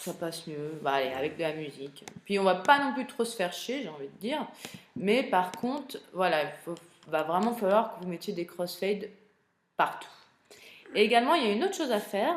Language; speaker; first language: French; native; French